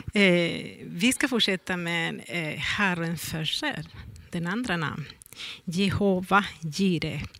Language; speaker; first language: Swedish; non-native, learner; Spanish